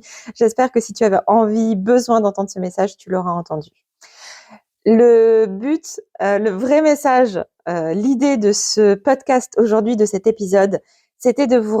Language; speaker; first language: French; native; French